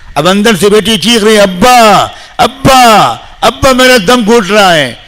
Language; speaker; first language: Urdu; native; Urdu